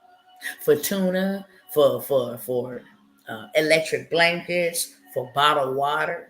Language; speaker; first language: English; native; English